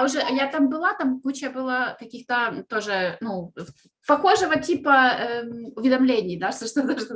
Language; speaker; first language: Russian; native; Russian